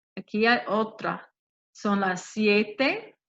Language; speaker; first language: Spanish; non-native, fluent; English